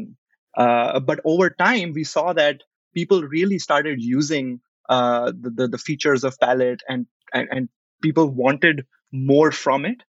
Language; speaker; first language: English; non-native, local second language; Hindi